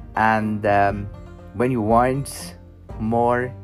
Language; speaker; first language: English; non-native, learner; German